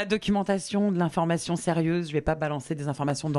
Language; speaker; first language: French; native; French